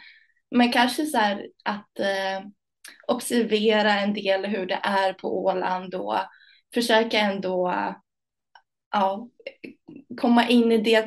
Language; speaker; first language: Swedish; early bilingual, other home language; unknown